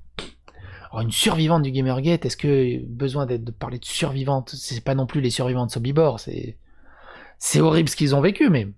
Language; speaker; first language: French; native; French